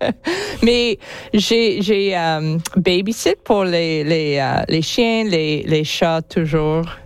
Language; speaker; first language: French; non-native, learner; English